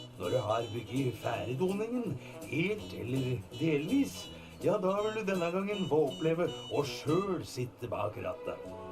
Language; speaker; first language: Norwegian; native; Norwegian